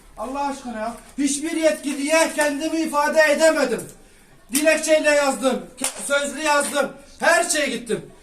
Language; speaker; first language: Turkish; native; Turkish